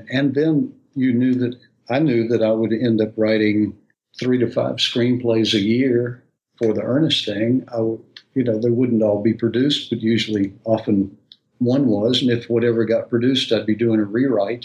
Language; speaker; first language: English; native; English